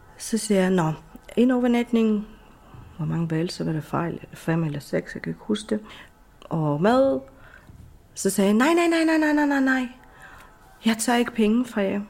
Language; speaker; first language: Danish; non-native, fluent; Ukrainian